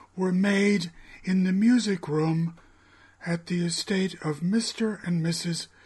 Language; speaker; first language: English; native; English